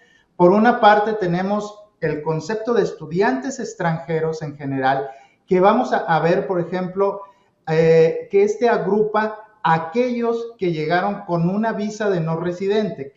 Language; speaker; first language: Spanish; native; Spanish